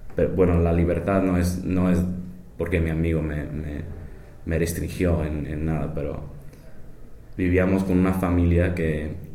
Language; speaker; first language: Spanish; non-native, fluent; English